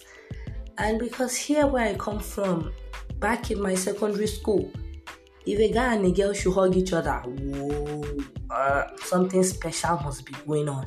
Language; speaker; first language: English; non-native, local second language; Yoruba